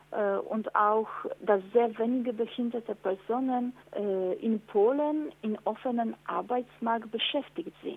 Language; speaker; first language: German; non-native, fluent; Polish